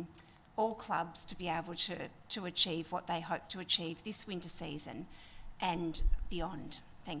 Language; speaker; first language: English; native; English